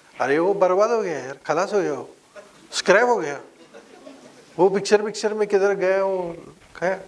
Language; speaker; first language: Hindi; non-native, local second language; Marathi